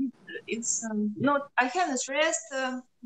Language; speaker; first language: English; non-native, learner; Russian